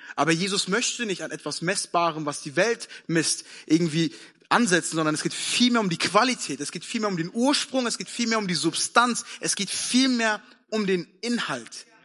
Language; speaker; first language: German; early bilingual, other home language; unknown